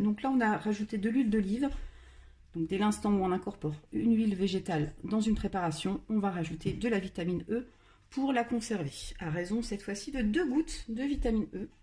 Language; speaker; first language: French; native; French